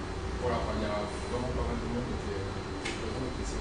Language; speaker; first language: French; native; French